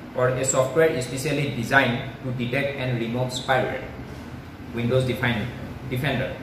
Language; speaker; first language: English; non-native, local second language; Assamese